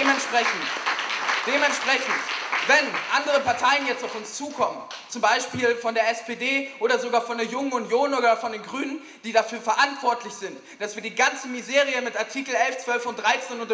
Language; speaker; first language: German; native; German